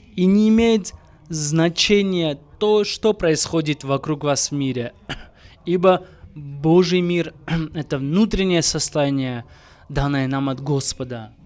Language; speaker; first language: Russian; non-native, local second language; Armenian